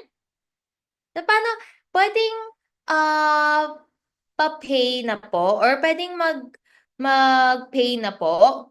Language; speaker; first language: Filipino; native; Filipino